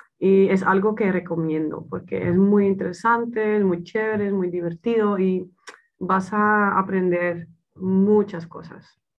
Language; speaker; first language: Spanish; non-native, fluent; Dutch